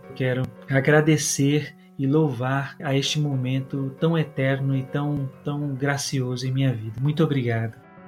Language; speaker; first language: Portuguese; native; Portuguese